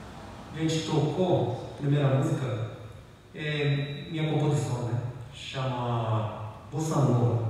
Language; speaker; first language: Portuguese; non-native, fluent; Japanese